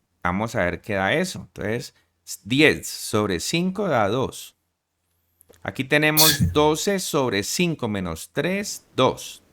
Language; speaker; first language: Spanish; native; Spanish